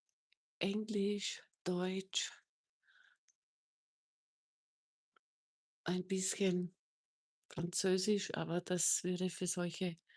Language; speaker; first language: German; non-native, fluent; Czech